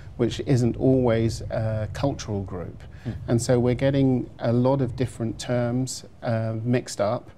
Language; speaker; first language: English; native; English